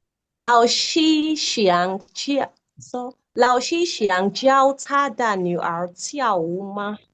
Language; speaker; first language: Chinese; non-native, learner; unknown